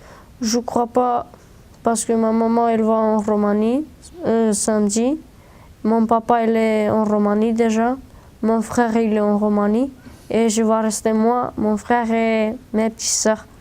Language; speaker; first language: French; non-native, learner; Romanian